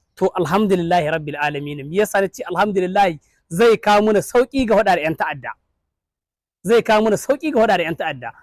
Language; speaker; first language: Hausa; native; Hausa